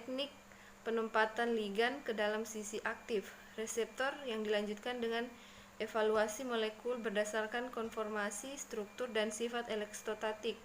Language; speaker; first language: Indonesian; native; Indonesian